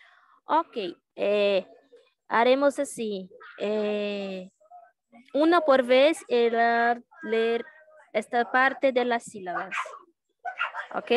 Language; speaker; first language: Spanish; non-native, learner; Portuguese